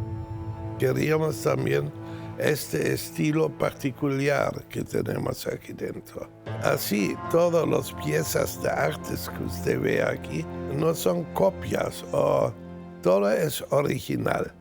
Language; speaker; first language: Spanish; non-native, fluent; German